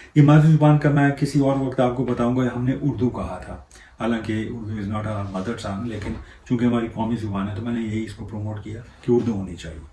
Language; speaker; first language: Urdu; non-native, local second language; Punjabi